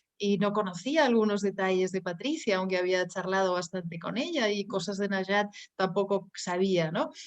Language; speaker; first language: Spanish; native; Spanish